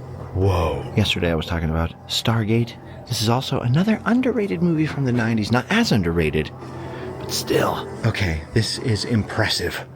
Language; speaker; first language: English; native; English